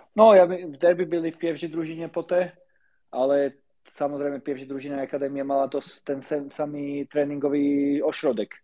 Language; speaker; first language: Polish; non-native, learner; Slovak